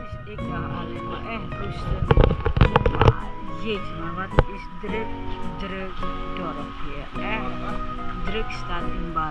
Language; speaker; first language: Dutch; non-native, learner; Indonesian